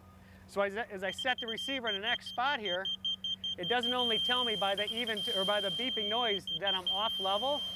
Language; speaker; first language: English; native; English